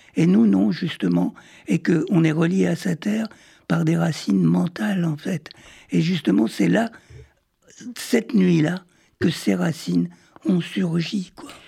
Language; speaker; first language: French; early bilingual, other home language; Arabic